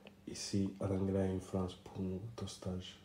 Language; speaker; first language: French; non-native, learner; English